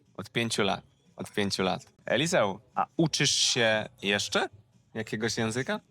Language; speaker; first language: Polish; native; Polish